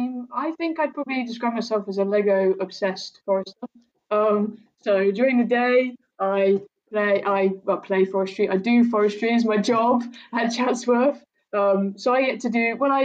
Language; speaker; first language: English; native; English